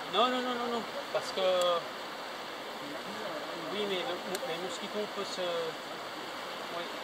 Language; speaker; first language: French; non-native, learner; Spanish